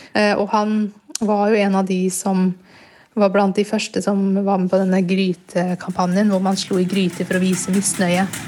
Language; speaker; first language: Norwegian; early bilingual, other home language; Burmese